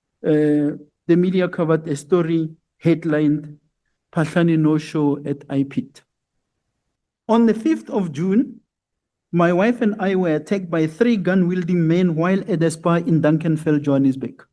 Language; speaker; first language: English; non-native, local second language; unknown